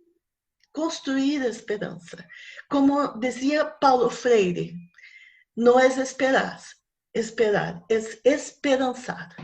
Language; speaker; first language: Spanish; non-native, fluent; Portuguese